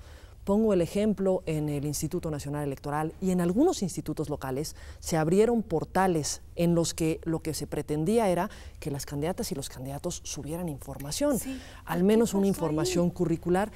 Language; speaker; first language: Spanish; native; Spanish